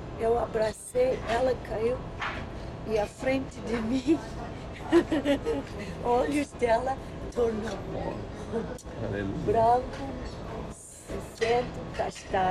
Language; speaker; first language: Portuguese; non-native, learner; English